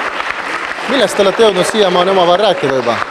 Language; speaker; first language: Estonian; native; Estonian